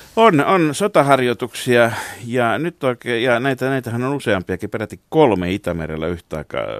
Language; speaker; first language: Finnish; native; Finnish